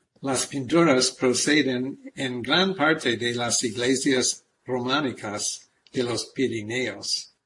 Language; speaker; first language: Spanish; non-native, fluent; English